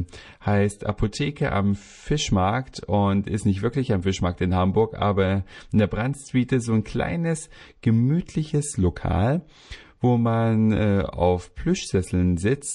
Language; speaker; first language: German; native; German